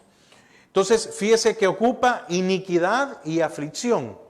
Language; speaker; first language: Spanish; native; Spanish